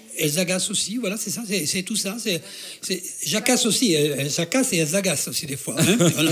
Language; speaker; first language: French; native; French